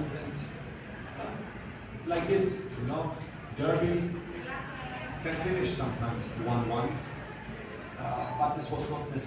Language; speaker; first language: English; non-native, fluent; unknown